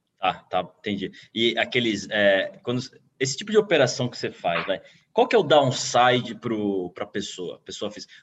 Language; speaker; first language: Portuguese; native; Portuguese